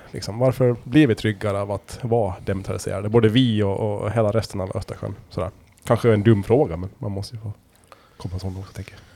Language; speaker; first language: Swedish; native; Swedish